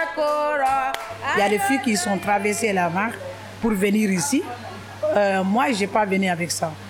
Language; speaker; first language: French; non-native, local second language; Wolof